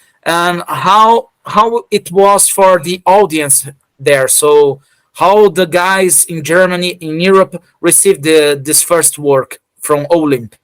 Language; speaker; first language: English; non-native, fluent; Portuguese